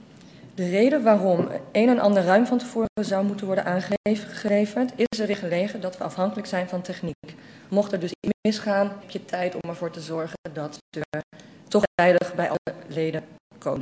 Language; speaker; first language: Dutch; native; Dutch